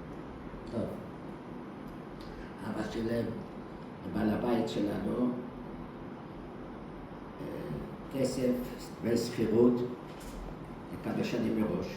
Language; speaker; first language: Hebrew; early bilingual, other home language; Dutch